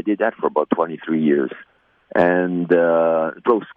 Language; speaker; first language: English; native; English